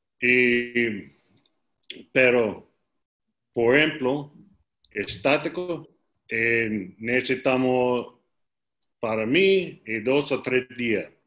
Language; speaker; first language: Spanish; non-native, learner; English